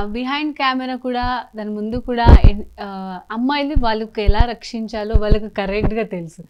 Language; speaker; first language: Telugu; non-native, fluent; Marathi